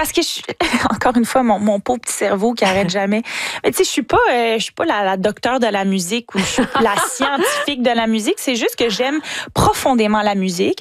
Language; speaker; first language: French; native; French